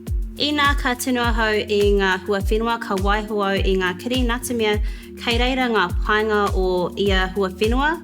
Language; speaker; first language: Māori; non-native, local second language; English